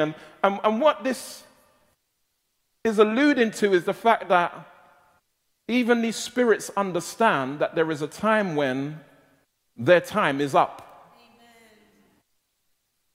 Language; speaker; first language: English; native; English